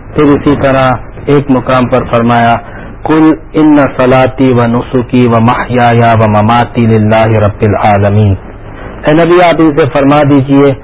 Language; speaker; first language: Urdu; native; Urdu